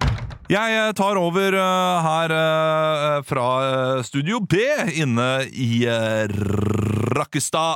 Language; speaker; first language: Norwegian; native; Norwegian